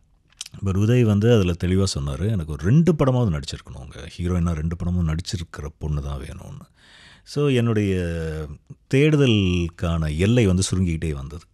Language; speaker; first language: Tamil; native; Tamil